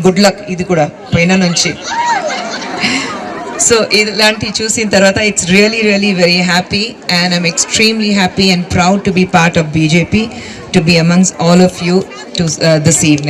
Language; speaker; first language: Telugu; non-native, fluent; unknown